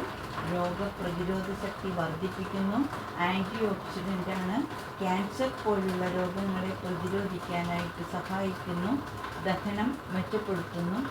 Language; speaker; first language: Malayalam; native; Malayalam